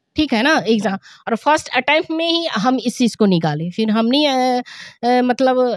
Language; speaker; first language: Hindi; native; Hindi